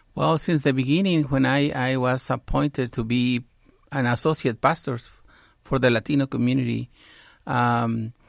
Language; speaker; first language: English; non-native, fluent; Spanish